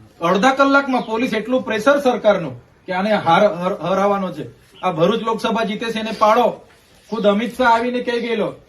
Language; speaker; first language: Gujarati; non-native, local second language; Vasavi